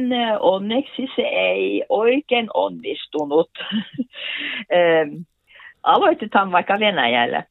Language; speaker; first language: Finnish; non-native, fluent; Norwegian